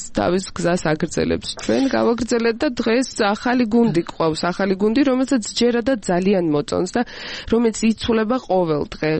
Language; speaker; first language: Georgian; non-native, local second language; Azerbaijani